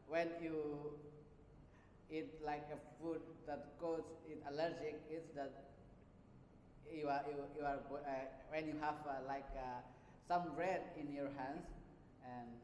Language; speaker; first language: English; non-native, learner; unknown